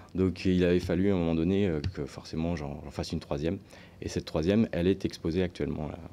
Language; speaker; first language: French; native; French